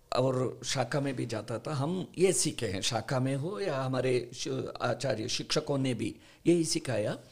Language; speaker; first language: Hindi; non-native, local second language; Kannada